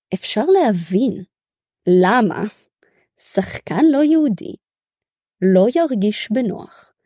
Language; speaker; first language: Hebrew; early bilingual, other home language; Russian